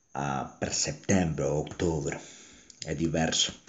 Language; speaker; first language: Italian; non-native, learner; Spanish